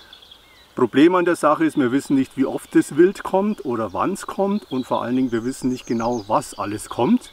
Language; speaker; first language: German; native; German